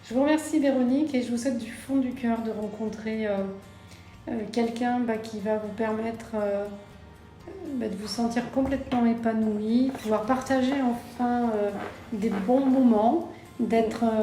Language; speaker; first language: French; native; French